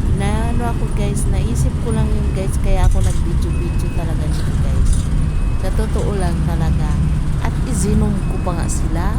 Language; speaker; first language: Filipino; native; Filipino